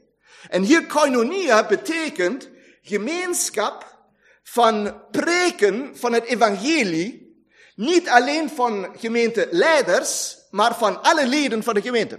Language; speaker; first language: Dutch; non-native, fluent; German